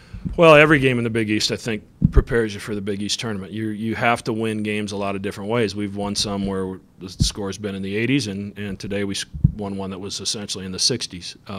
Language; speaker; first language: English; native; English